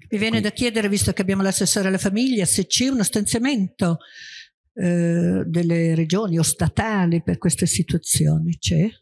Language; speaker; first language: Italian; native; Italian